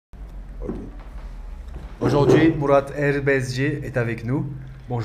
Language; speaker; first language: French; non-native, fluent; Turkish